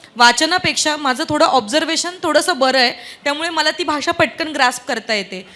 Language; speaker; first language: Marathi; native; Marathi